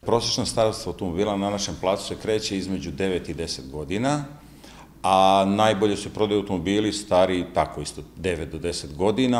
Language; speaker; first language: Serbian; native; Serbian